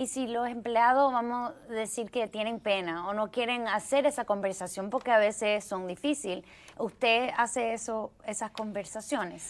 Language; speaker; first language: Spanish; early bilingual, heritage; Spanish